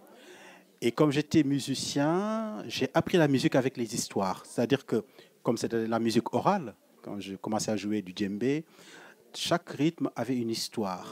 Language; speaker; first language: French; non-native, local second language; Wolof